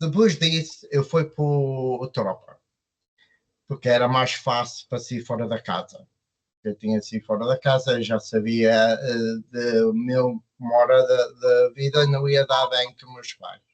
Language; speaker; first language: Portuguese; early bilingual, heritage; Portuguese